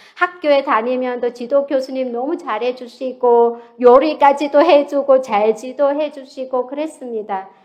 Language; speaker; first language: Korean; non-native, fluent; Vietnamese